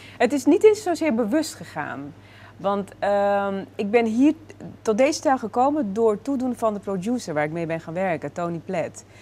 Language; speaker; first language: Dutch; native; Dutch